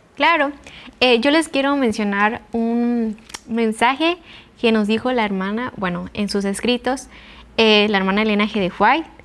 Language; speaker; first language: Spanish; native; Spanish